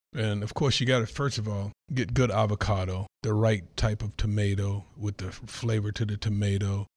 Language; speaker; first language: English; native; English